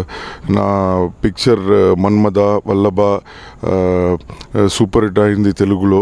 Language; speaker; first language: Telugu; non-native, learner; Tamil